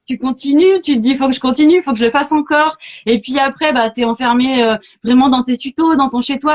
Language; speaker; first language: French; native; French